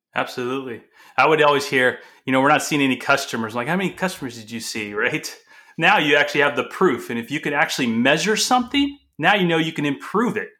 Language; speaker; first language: English; early bilingual, other home language; Portuguese